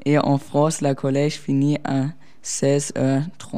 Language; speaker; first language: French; non-native, learner; German